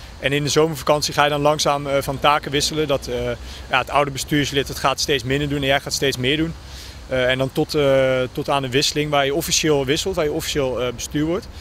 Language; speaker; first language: Dutch; native; Dutch